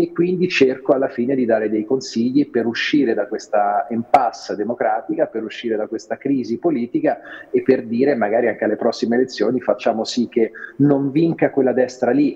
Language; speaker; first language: Italian; native; Italian